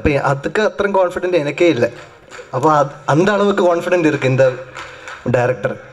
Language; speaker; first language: Tamil; non-native, learner; Malayalam